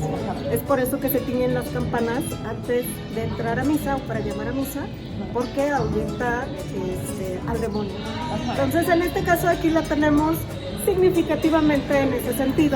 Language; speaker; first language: Spanish; native; Spanish